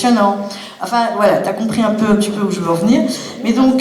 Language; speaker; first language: French; native; French